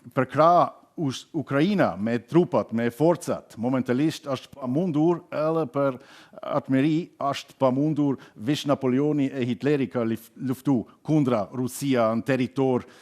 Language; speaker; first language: Albanian; non-native, learner; German